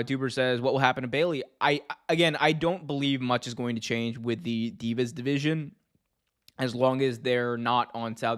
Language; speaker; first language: English; native; English